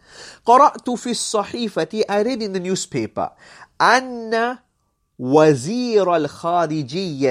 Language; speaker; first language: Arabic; non-native, fluent; English